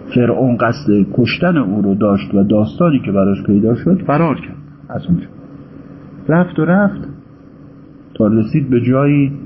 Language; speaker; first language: Persian; native; Persian